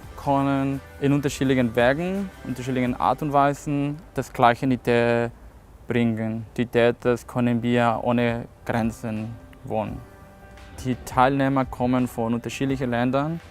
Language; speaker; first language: German; non-native, fluent; Spanish